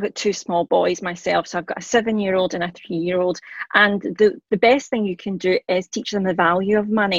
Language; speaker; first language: English; native; English